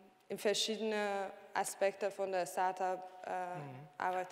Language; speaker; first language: German; non-native, learner; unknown